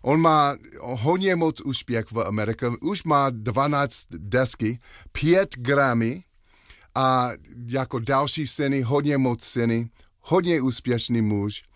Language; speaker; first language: Czech; non-native, learner; English